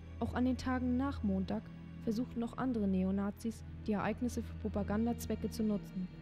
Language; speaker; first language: German; native; German